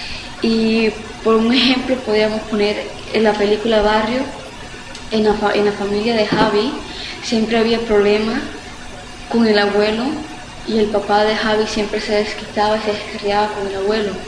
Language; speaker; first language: Spanish; early bilingual, heritage; Spanish